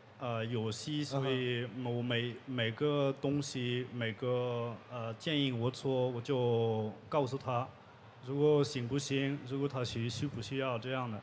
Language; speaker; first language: Chinese; non-native, learner; French